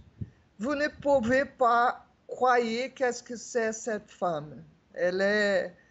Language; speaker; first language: French; non-native, fluent; Portuguese